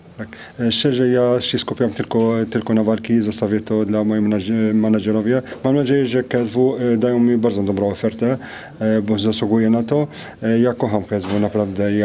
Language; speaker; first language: Polish; non-native, fluent; French